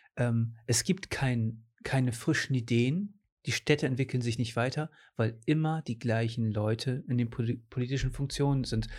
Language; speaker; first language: German; early bilingual, other home language; Portuguese